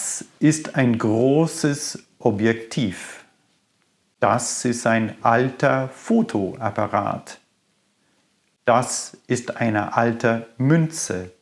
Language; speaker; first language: German; non-native, fluent; English